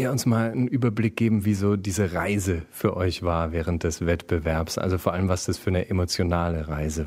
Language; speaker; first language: German; native; German